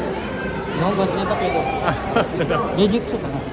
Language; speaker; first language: Japanese; non-native, learner; Indonesian